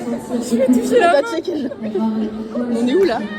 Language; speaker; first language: French; native; French